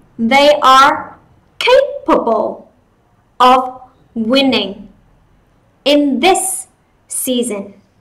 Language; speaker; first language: English; non-native, fluent; Vietnamese